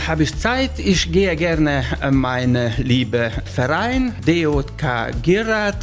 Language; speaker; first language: German; non-native, learner; Hungarian